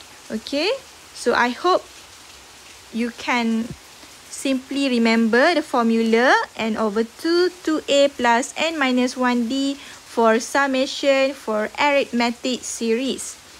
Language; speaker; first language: English; non-native, local second language; Malay